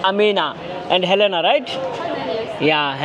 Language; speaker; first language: English; non-native, learner; Bangla